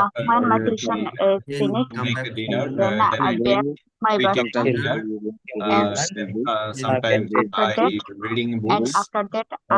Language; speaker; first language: English; non-native, learner; Bangla